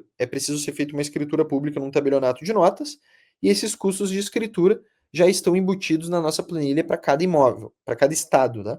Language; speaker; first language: Portuguese; native; Portuguese